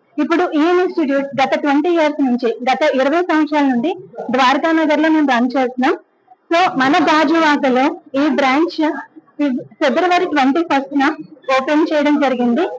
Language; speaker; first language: Telugu; native; Telugu